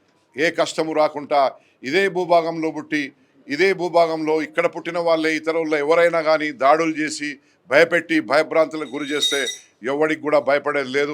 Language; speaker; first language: Telugu; native; Telugu